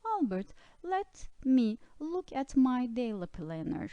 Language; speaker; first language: English; non-native, fluent; Turkish